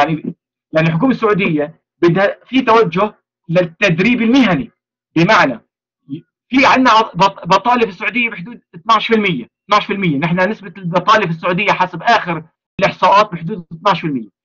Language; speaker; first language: Arabic; native; Arabic